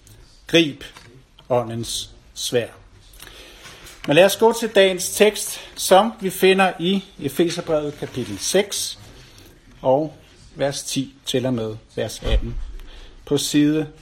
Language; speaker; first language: Danish; native; Danish